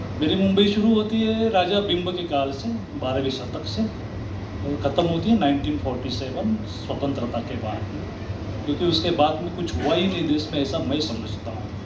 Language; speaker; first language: Hindi; non-native, local second language; Marathi